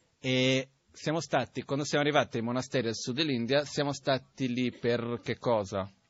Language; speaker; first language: Italian; non-native, fluent; Portuguese